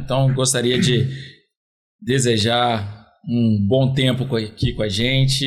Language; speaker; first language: Portuguese; native; Portuguese